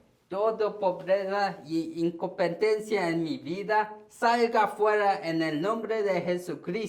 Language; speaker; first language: Spanish; non-native, learner; Korean